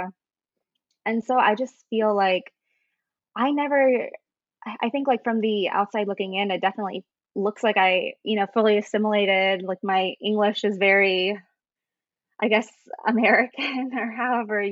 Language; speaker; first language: English; native; English